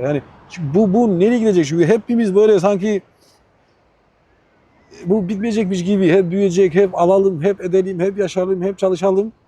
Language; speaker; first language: Turkish; non-native, fluent; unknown